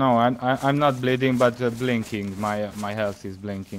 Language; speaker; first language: English; non-native, learner; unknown